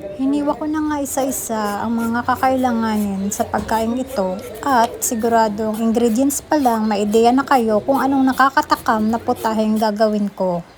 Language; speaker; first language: Filipino; native; Filipino